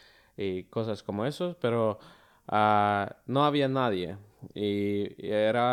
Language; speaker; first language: Spanish; early bilingual, other home language; Finnish